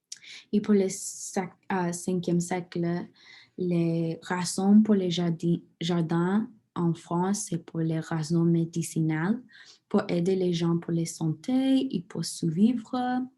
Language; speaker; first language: French; non-native, learner; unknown